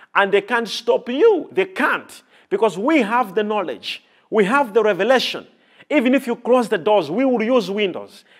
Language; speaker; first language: English; non-native, local second language; Nyanja